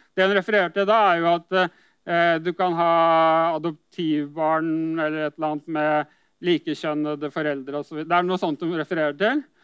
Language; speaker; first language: Norwegian; native; Norwegian